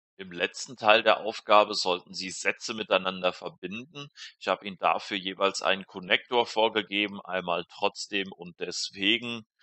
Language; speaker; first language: German; native; German